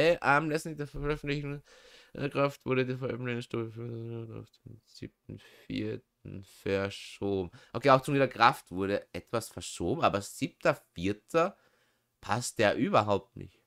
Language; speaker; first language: German; native; German